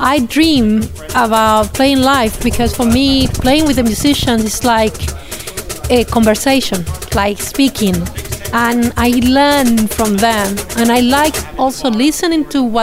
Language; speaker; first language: English; non-native, fluent; Spanish